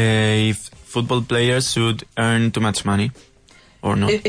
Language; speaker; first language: English; non-native, learner; Spanish